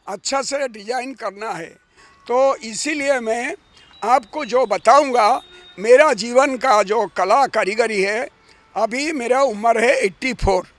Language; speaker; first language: Hindi; non-native, local second language; Odia